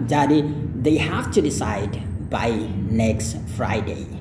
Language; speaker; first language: English; non-native, fluent; Indonesian